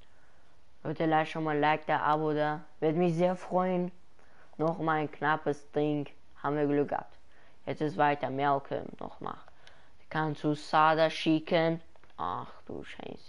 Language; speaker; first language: German; early bilingual, other home language; Persian